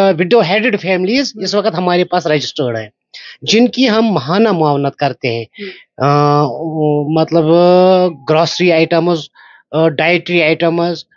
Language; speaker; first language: Hindi; non-native, local second language; Kashmiri